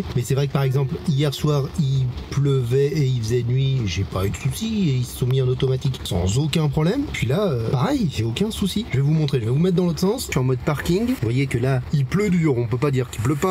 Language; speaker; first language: French; native; French